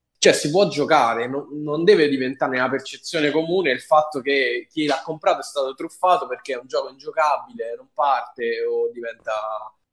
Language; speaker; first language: Italian; native; Italian